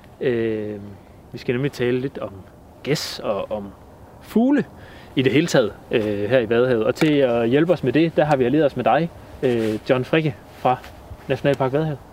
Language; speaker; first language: Danish; native; Danish